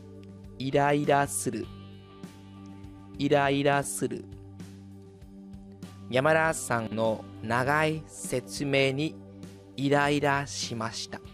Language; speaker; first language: Japanese; non-native, fluent; Vietnamese